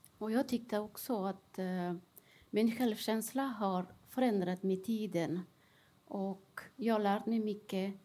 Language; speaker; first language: Swedish; non-native, fluent; Persian